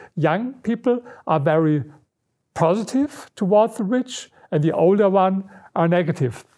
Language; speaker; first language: English; non-native, fluent; German